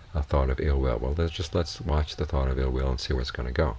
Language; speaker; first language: English; native; English